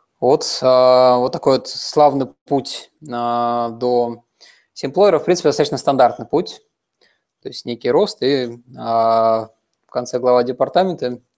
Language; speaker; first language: Russian; native; Russian